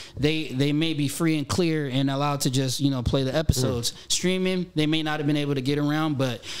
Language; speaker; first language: English; native; English